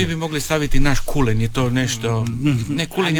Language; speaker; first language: Serbian; native; Serbian